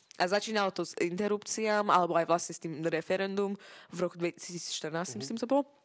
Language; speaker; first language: Slovak; non-native, fluent; Persian